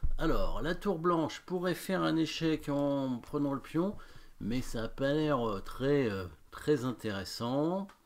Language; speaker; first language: French; native; French